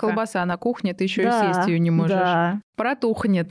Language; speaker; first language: Russian; native; Russian